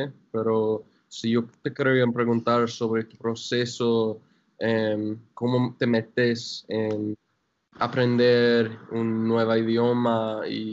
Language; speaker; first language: Spanish; non-native, fluent; English